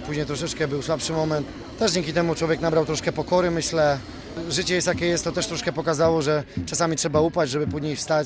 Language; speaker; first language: Polish; native; Polish